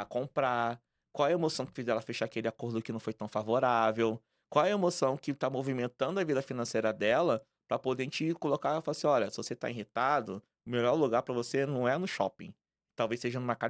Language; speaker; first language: Portuguese; native; Portuguese